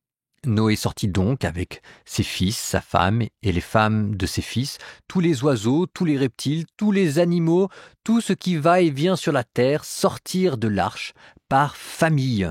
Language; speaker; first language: French; native; French